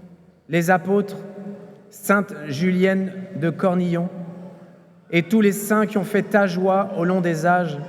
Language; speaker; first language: French; native; French